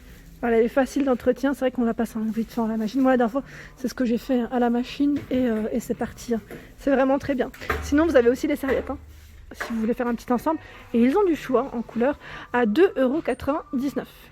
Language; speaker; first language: French; native; French